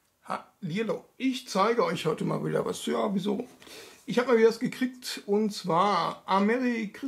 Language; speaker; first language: German; native; German